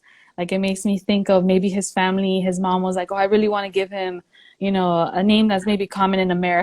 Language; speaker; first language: English; early bilingual, other home language; Spanish